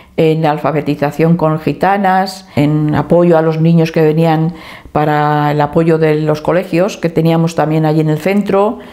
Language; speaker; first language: Spanish; native; Spanish